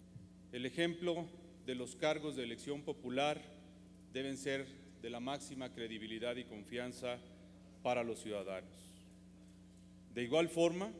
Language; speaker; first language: Spanish; native; Spanish